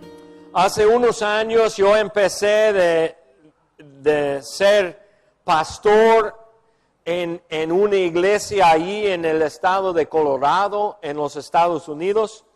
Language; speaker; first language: Spanish; non-native, fluent; English